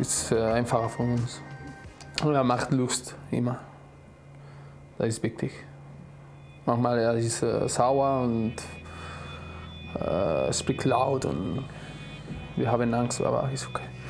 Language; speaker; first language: German; non-native, learner; Spanish